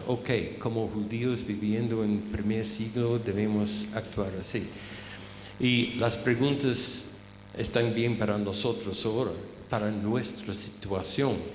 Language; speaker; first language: Spanish; non-native, fluent; English